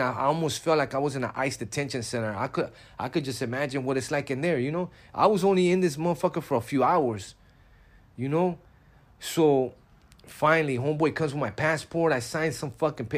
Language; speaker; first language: English; early bilingual, other home language; Spanish